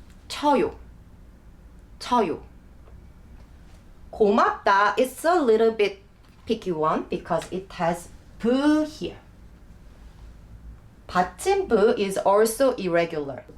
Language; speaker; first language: English; non-native, fluent; Korean